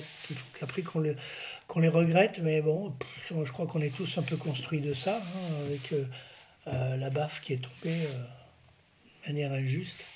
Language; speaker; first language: French; native; French